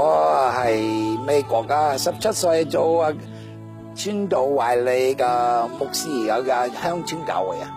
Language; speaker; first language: Cantonese; non-native, fluent; English